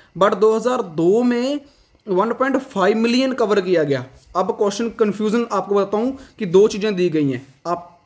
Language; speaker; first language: Hindi; non-native, local second language; Punjabi